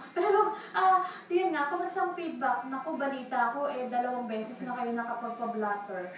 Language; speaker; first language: Filipino; native; Filipino